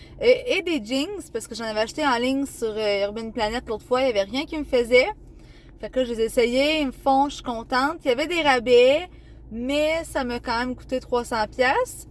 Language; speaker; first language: French; native; French